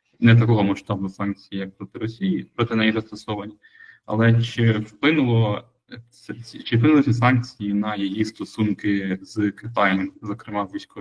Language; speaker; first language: Ukrainian; native; Ukrainian